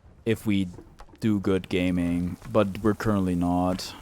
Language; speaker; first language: English; native; English